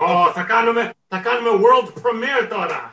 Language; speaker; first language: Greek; early bilingual, heritage; Greek